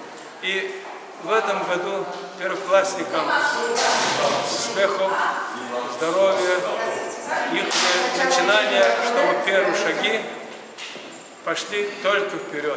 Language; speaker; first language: Russian; non-native, local second language; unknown